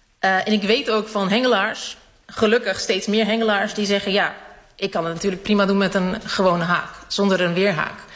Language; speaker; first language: Dutch; early bilingual, other home language; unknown